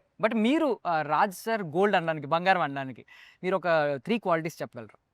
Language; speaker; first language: Telugu; native; Telugu